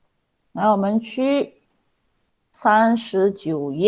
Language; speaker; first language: Chinese; non-native, local second language; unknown